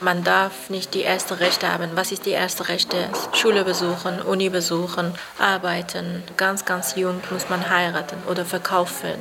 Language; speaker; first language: German; non-native, learner; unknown